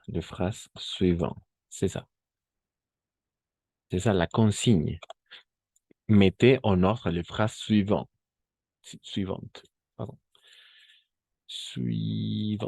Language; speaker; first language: French; non-native, fluent; Spanish